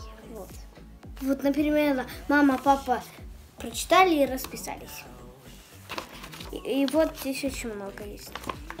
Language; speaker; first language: Russian; early bilingual, heritage; Russian